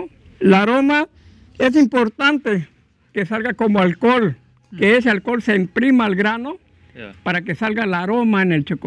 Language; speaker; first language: Spanish; native; Spanish